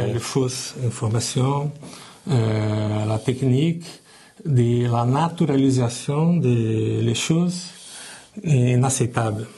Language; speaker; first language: French; non-native, learner; Portuguese